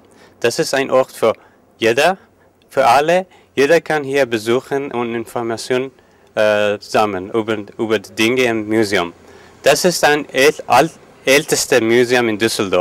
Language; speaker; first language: German; non-native, learner; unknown